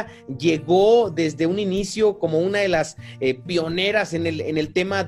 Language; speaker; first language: Spanish; native; Spanish